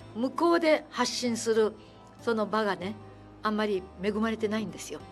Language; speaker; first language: Japanese; native; Japanese